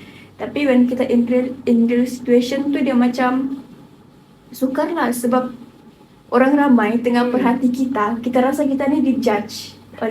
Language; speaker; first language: Malay; native; Malay